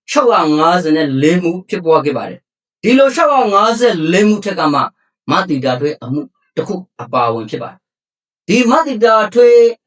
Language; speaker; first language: Burmese; native; Burmese